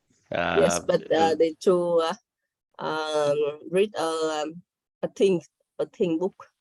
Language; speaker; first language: English; non-native, learner; Vietnamese